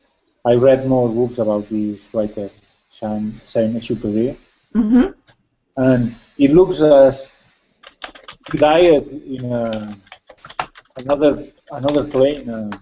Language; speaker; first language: English; non-native, fluent; Spanish